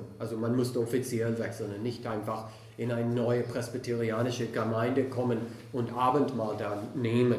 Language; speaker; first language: German; non-native, fluent; English